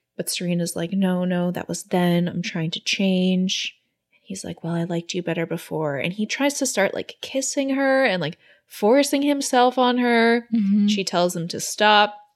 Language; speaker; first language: English; native; English